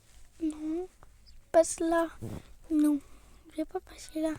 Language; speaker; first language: French; native; French